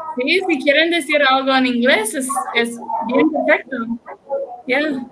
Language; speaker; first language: Spanish; non-native, learner; English